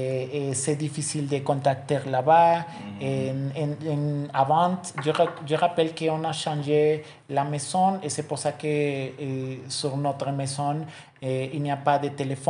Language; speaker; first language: French; non-native, learner; Spanish